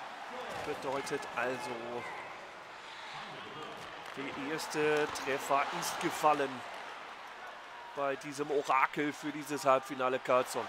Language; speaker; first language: German; native; German